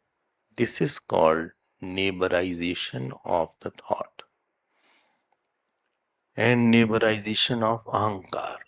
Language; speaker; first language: English; non-native, local second language; Hindi